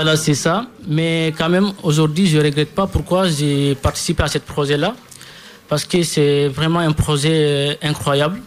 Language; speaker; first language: French; non-native, local second language; Fula